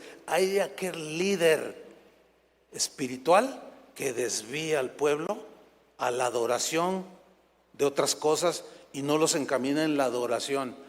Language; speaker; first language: Spanish; native; Spanish